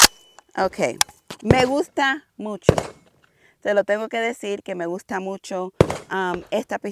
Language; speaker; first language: Spanish; non-native, learner; English